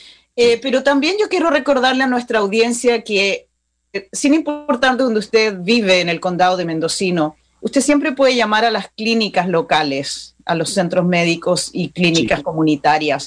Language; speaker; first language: Spanish; native; Spanish